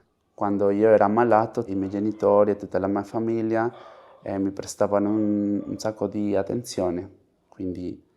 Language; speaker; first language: Italian; non-native, fluent; Spanish